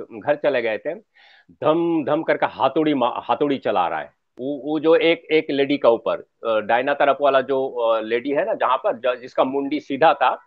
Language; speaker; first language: Hindi; non-native, local second language; Bangla